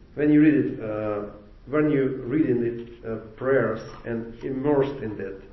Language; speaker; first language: English; non-native, fluent; Ukrainian